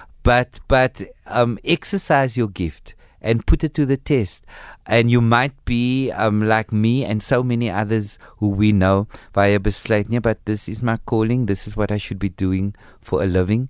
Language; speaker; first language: English; early bilingual, other home language; Afrikaans